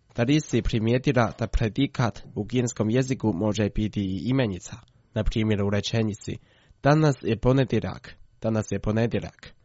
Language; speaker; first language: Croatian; non-native, fluent; Chinese